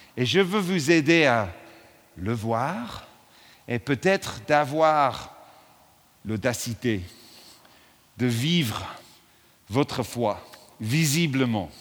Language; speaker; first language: French; non-native, fluent; English